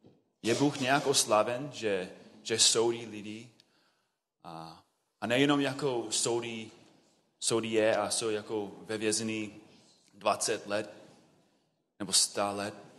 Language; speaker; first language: Czech; non-native, fluent; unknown